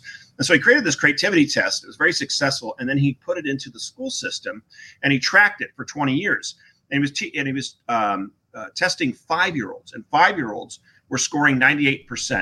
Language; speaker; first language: English; native; English